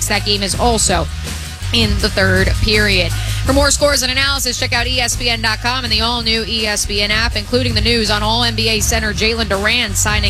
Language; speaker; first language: English; native; English